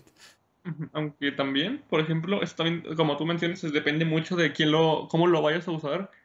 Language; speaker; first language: Spanish; native; Spanish